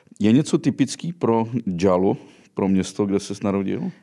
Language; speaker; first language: Czech; native; Czech